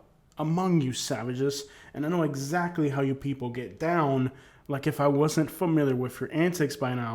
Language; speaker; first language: English; native; English